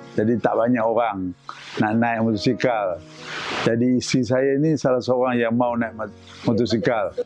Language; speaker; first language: Malay; native; Malay